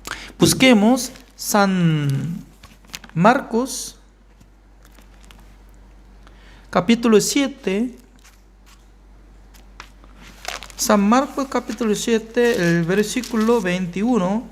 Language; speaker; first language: Spanish; non-native, fluent; Korean